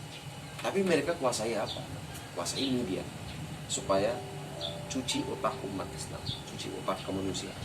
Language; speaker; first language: Indonesian; non-native, fluent; Arabic